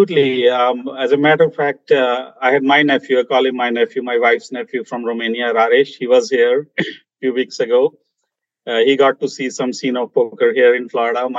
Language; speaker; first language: English; non-native, local second language; Hindi